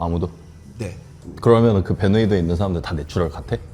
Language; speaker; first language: Korean; native; Korean